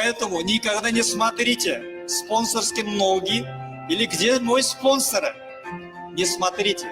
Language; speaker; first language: Russian; non-native, learner; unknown